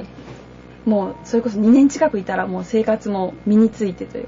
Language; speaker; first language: Japanese; native; Japanese